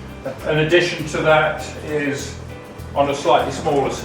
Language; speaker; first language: English; native; English